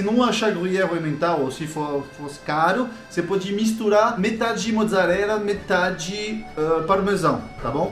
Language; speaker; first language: Portuguese; non-native, fluent; French